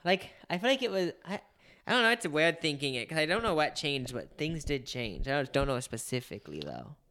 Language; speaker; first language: English; native; English